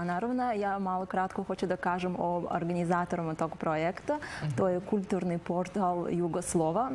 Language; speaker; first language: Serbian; non-native, learner; Azerbaijani